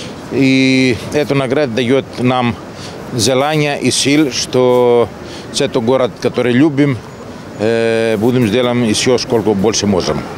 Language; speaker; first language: Russian; non-native, learner; Greek